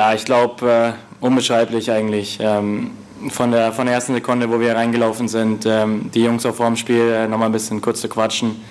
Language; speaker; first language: German; native; German